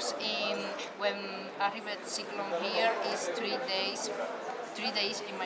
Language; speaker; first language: English; non-native, learner; Spanish